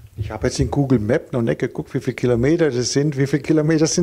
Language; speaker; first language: German; native; German